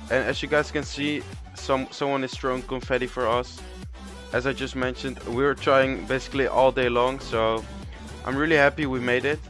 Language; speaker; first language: English; non-native, fluent; Dutch